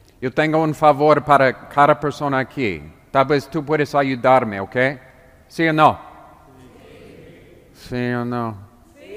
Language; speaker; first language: Spanish; non-native, fluent; English